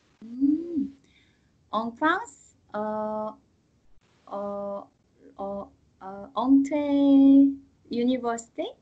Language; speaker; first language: French; non-native, learner; Korean